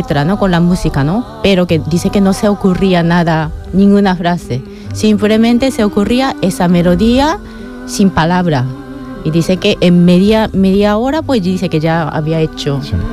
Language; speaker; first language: Spanish; non-native, fluent; Japanese